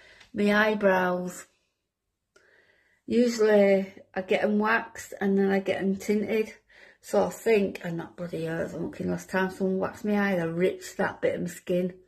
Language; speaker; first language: English; native; English